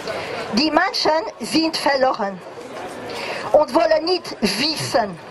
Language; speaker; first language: German; non-native, fluent; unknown